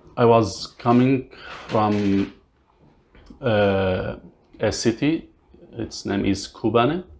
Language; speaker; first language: English; non-native, learner; Arabic